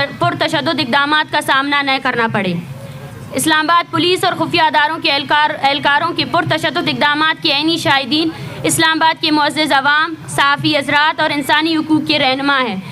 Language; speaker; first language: Urdu; non-native, local second language; Baluchi